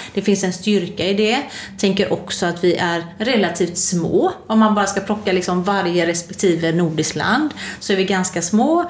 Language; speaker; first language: Swedish; native; Swedish